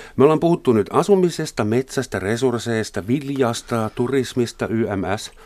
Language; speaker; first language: Finnish; non-native, fluent; German